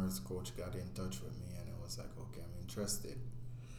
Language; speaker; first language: English; non-native, local second language; Jamaican Creole English